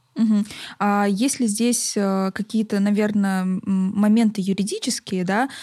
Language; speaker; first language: Russian; native; Russian